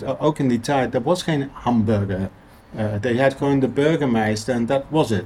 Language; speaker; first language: Dutch; non-native, fluent; English